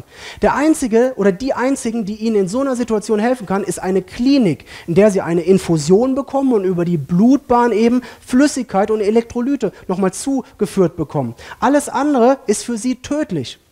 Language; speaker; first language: German; native; German